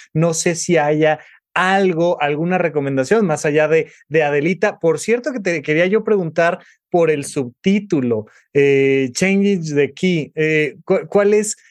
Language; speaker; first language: Spanish; native; Spanish